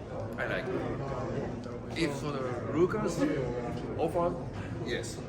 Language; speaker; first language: English; non-native, learner; Japanese